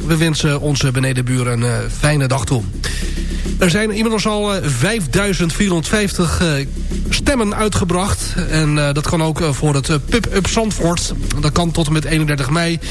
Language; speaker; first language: Dutch; native; Dutch